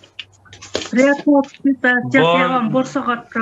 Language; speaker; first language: Russian; non-native, local second language; Kyrgyz